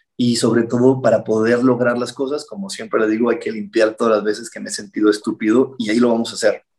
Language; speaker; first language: Spanish; native; Spanish